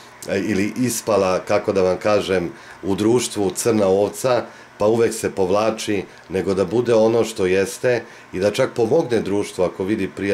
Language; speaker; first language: Bosnian; native; Bosnian